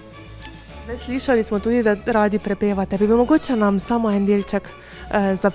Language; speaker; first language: Slovenian; native; Slovenian